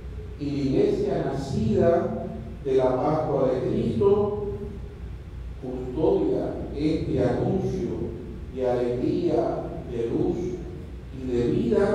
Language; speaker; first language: Spanish; native; Spanish